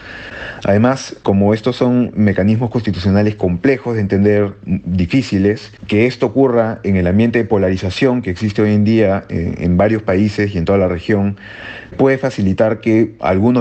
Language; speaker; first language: Spanish; native; Spanish